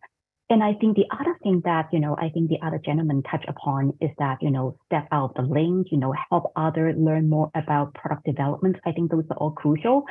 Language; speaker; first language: English; non-native, fluent; Cantonese